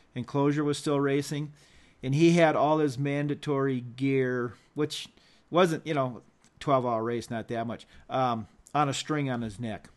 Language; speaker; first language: English; native; English